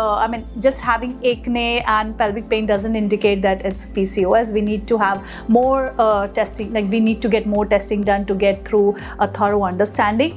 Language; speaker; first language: English; non-native, local second language; Hindi